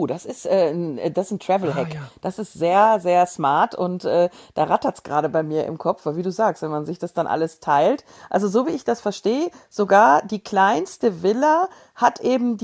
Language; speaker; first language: German; native; German